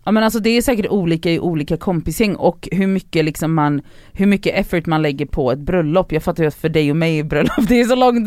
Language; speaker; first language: Swedish; native; Swedish